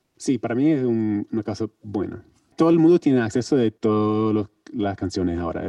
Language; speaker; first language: Spanish; non-native, learner; English